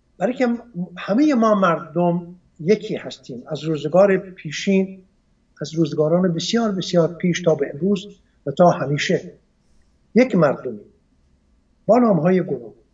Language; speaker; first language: Persian; non-native, local second language; Armenian